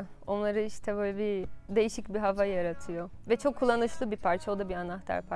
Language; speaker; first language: Turkish; non-native, fluent; Portuguese